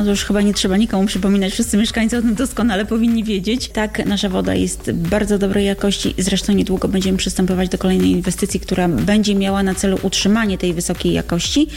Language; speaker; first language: Polish; native; Polish